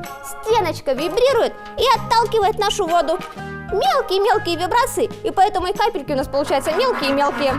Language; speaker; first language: Russian; native; Russian